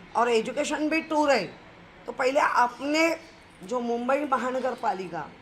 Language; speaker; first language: Hindi; non-native, local second language; Marathi